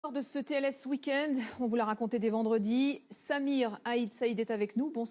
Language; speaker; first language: French; native; French